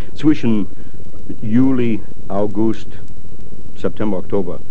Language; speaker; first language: German; non-native, fluent; English